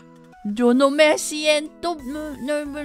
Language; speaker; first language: Spanish; non-native, learner; Japanese